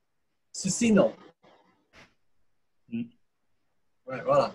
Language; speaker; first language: French; non-native, fluent; English